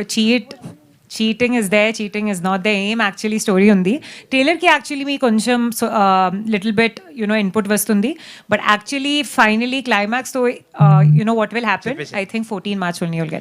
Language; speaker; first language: Telugu; non-native, learner; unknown